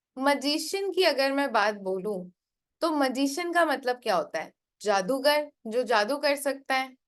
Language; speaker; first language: Hindi; non-native, local second language; Bangla